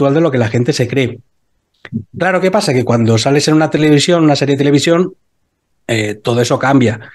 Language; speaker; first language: Spanish; native; Spanish